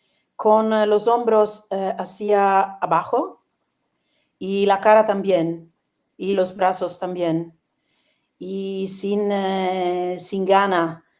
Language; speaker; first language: Spanish; non-native, learner; Italian